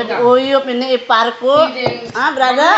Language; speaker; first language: Spanish; non-native, learner; Indonesian